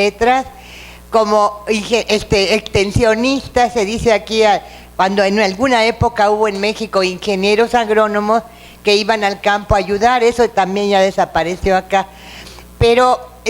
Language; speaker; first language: Spanish; native; Spanish